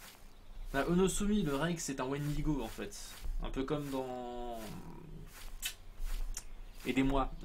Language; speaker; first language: French; native; French